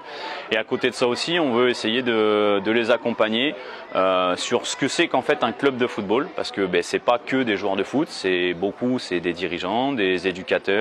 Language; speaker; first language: French; native; French